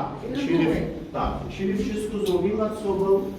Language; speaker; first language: Polish; non-native, learner; Arabic